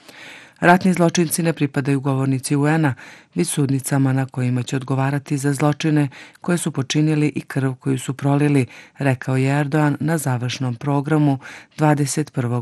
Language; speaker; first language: Serbian; native; Serbian